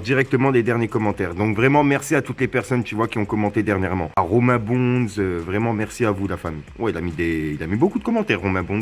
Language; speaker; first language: French; native; French